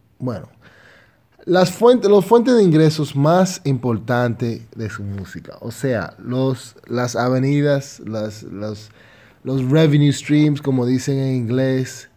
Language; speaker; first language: Spanish; early bilingual, heritage; Spanish